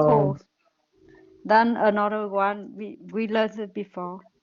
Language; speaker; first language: English; non-native, learner; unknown